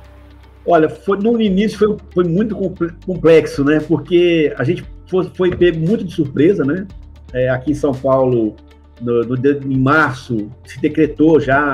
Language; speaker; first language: Portuguese; native; Portuguese